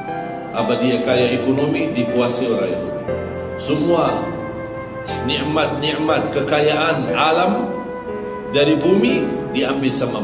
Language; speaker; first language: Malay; non-native, fluent; Arabic